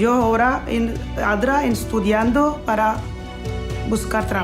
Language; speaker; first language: Spanish; non-native, learner; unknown